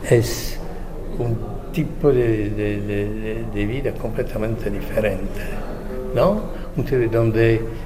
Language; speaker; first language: Spanish; non-native, fluent; Czech